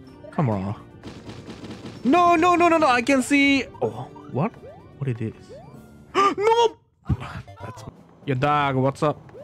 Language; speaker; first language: English; non-native, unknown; Japanese